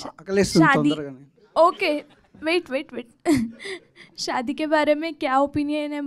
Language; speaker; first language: Hindi; non-native, local second language; Marathi